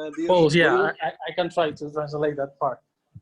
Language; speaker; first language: English; non-native, learner; Spanish